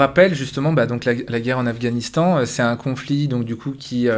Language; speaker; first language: French; native; French